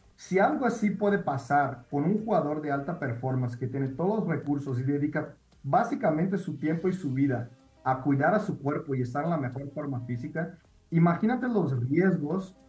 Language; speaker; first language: Spanish; non-native, fluent; Portuguese